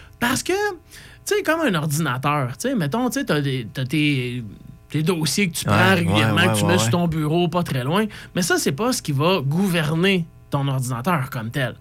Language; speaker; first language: French; native; French